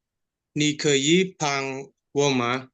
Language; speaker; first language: Chinese; non-native, learner; Indonesian